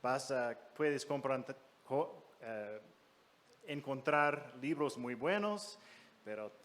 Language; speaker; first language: Spanish; non-native, fluent; English